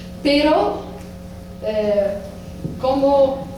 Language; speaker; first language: Spanish; non-native, fluent; Italian